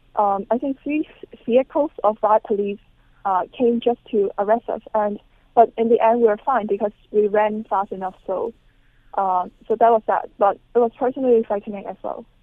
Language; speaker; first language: English; non-native, local second language; Cantonese